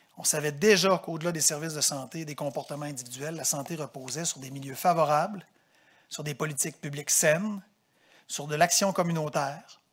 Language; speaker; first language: French; native; French